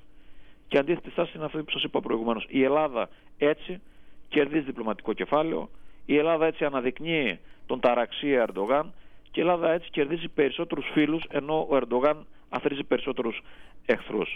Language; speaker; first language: Greek; native; Greek